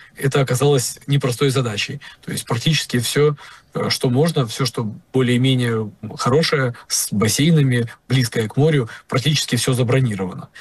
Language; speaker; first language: Russian; native; Russian